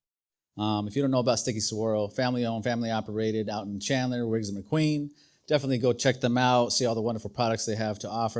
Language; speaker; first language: English; native; English